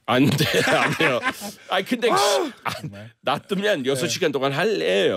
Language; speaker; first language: Korean; non-native, fluent; English